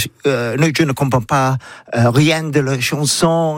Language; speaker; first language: French; non-native, learner; English